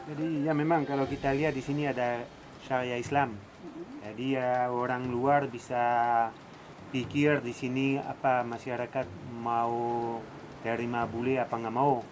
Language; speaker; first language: Indonesian; non-native, fluent; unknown